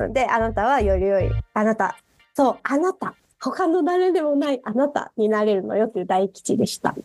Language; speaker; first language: Japanese; native; Japanese